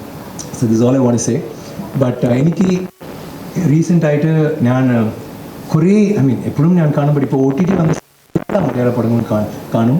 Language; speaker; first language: Malayalam; non-native, local second language; Tamil